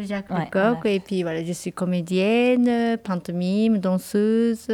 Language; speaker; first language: French; non-native, learner; Japanese